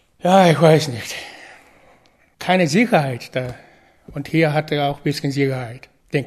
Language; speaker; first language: German; non-native, learner; Mongolian